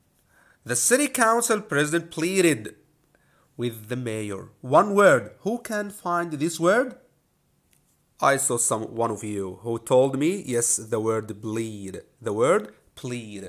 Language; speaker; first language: English; non-native, fluent; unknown